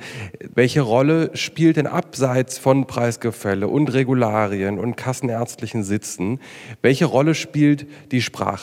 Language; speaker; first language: German; native; German